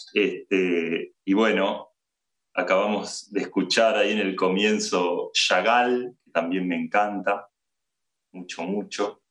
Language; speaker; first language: Spanish; native; Spanish